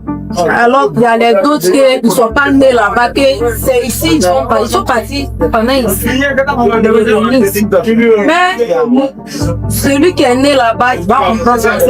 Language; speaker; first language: French; non-native, fluent; Yoruba